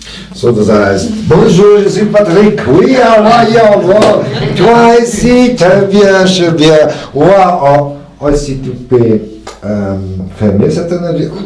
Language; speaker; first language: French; non-native, learner; German